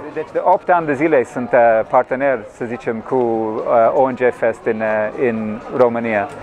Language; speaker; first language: Romanian; non-native, fluent; English